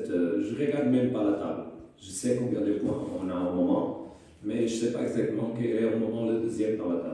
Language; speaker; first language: French; non-native, fluent; Portuguese